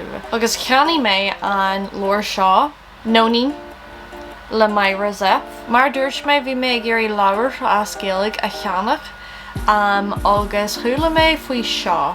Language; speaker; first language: Irish; non-native, local second language; English